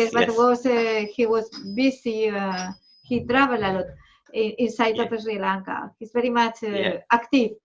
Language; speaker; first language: English; non-native, learner; Spanish